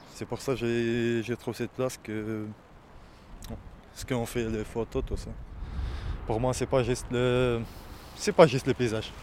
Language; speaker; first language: French; non-native, learner; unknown